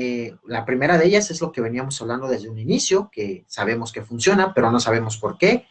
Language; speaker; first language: Spanish; native; Spanish